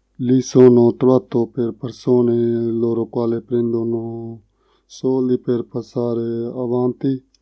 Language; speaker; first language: Italian; non-native, learner; Punjabi